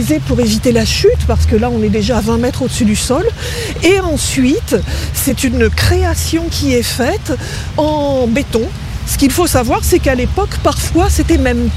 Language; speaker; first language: French; native; French